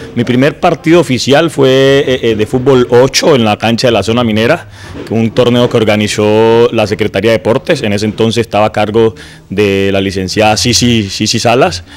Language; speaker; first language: Spanish; native; Spanish